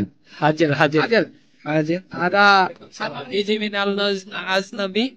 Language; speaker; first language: Arabic; non-native, learner; Bangla